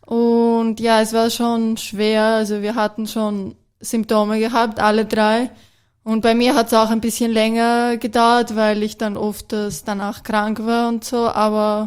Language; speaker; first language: German; non-native, fluent; Greek